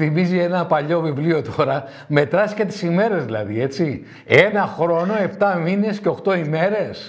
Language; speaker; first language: Greek; native; Greek